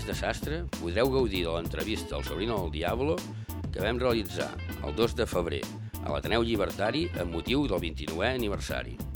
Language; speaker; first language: Catalan; native; Catalan